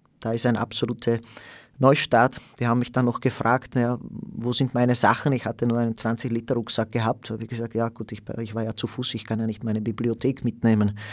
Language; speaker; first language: German; non-native, fluent; Slovak